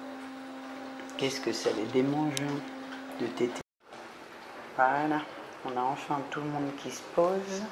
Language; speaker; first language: French; native; French